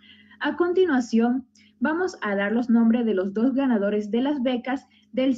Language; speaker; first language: Spanish; native; Spanish